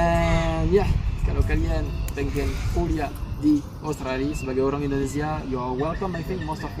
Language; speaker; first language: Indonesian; non-native, fluent; French